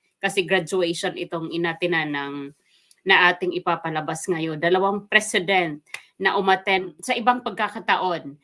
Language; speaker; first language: Filipino; non-native, local second language; Waray